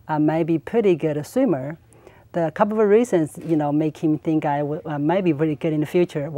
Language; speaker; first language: English; non-native, learner; Chinese